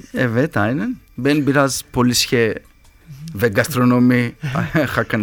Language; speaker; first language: Turkish; non-native, learner; Greek